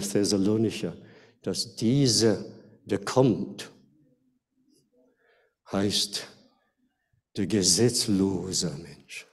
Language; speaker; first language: German; non-native, fluent; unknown